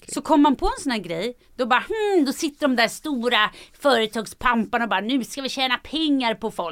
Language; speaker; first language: Swedish; native; Swedish